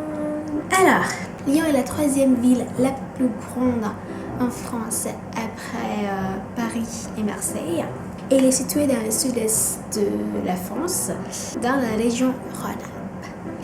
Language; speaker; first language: French; non-native, fluent; Indonesian